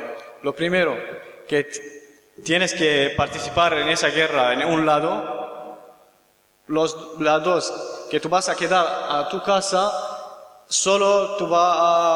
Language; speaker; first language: Spanish; non-native, learner; Kurdish